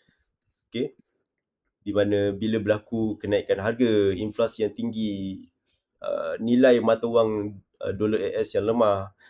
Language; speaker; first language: Malay; native; Malay